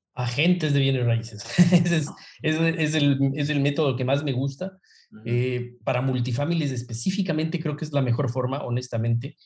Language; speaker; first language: Spanish; native; Spanish